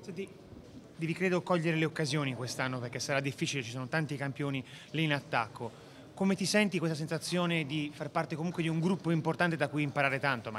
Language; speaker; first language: Italian; native; Italian